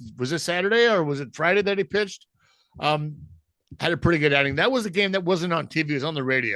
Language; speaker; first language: English; native; English